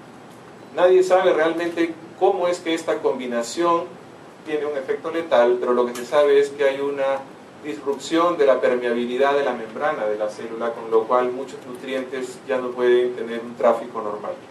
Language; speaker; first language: Spanish; native; Spanish